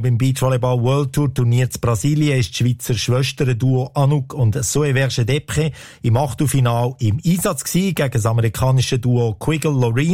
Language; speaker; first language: German; native; German